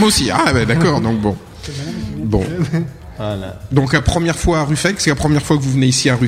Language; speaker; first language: French; native; French